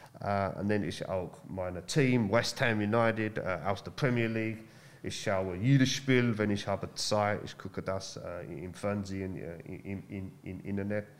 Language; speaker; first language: German; non-native, learner; English